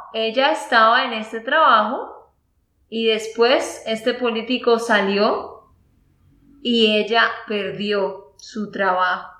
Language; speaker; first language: Spanish; native; Spanish